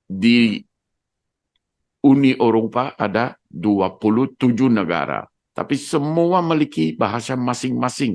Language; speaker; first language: Indonesian; non-native, fluent; Dutch